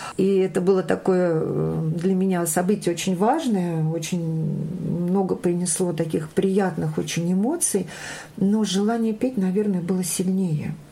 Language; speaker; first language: Russian; native; Russian